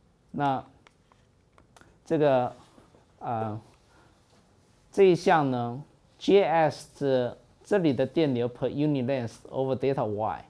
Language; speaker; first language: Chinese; native; Chinese